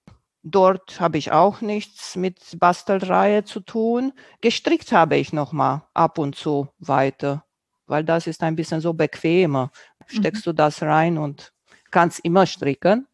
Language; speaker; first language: German; non-native, local second language; Romanian